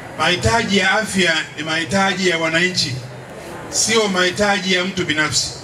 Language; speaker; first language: Swahili; native; Swahili